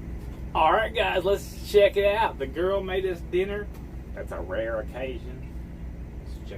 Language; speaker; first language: English; native; English